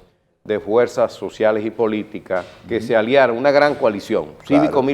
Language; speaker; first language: Spanish; native; Spanish